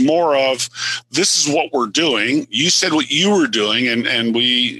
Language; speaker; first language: English; native; English